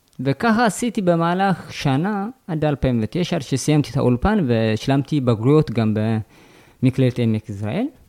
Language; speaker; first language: Hebrew; non-native, fluent; Amharic